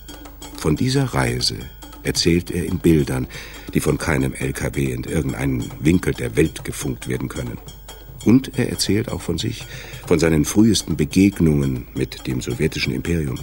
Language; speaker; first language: German; native; German